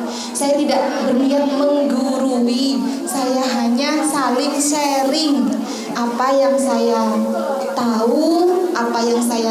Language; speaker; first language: Indonesian; non-native, local second language; Javanese